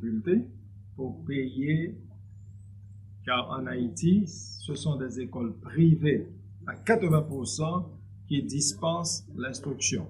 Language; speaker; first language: French; non-native, local second language; Haitian Creole